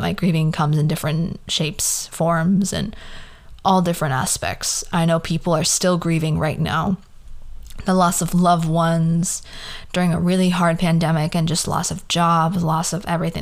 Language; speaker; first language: English; early bilingual, other home language; Spanish